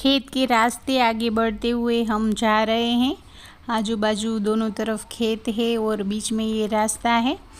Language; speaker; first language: Hindi; non-native, local second language; Gujarati